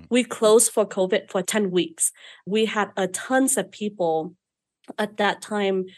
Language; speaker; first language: English; non-native, fluent; Vietnamese